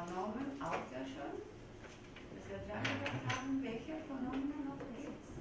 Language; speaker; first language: German; non-native, fluent; Georgian